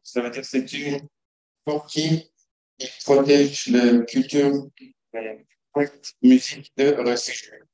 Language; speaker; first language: French; non-native, learner; Kurdish